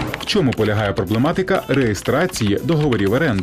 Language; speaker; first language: Ukrainian; native; Ukrainian